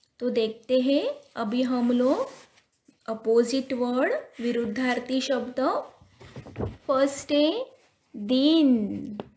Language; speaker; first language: Hindi; non-native, local second language; Marathi